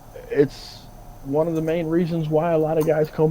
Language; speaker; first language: English; native; English